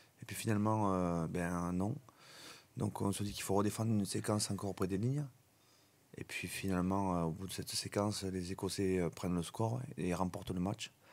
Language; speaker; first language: French; native; French